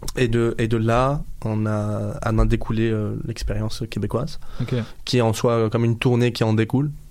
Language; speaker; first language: French; non-native, local second language; Arabic